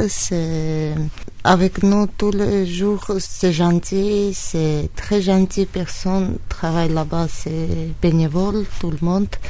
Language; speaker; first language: French; non-native, learner; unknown